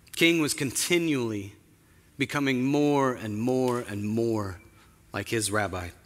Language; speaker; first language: English; native; English